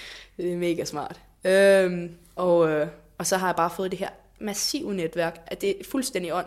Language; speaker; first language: Danish; native; Danish